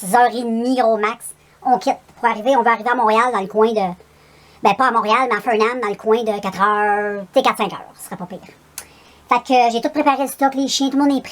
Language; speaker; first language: French; native; French